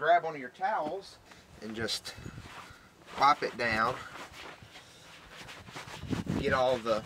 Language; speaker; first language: English; native; English